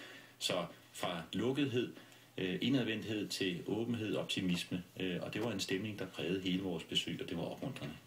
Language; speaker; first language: Danish; native; Danish